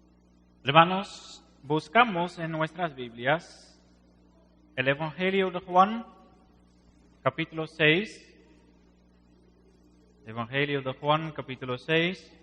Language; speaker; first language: Spanish; non-native, fluent; Dutch